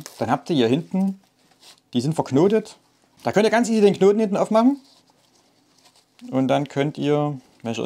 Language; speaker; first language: German; native; German